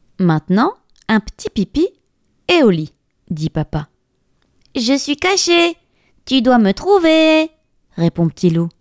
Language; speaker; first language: French; native; French